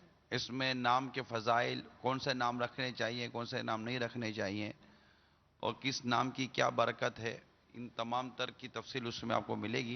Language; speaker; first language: Urdu; native; Urdu